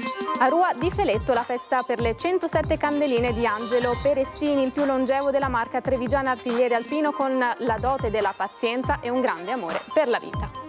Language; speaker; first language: Italian; native; Italian